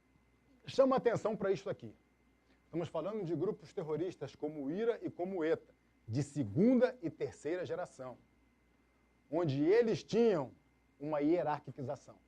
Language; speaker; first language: Portuguese; native; Portuguese